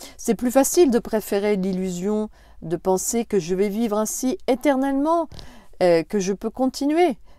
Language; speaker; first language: French; native; French